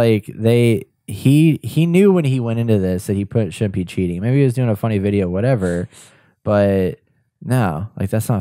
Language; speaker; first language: English; native; English